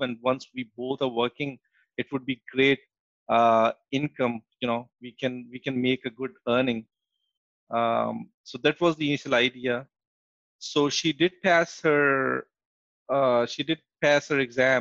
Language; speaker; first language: English; non-native, local second language; Urdu